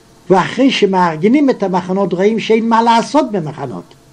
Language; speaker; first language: Hebrew; non-native, fluent; Yiddish